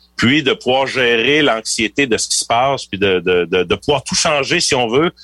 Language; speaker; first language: French; native; French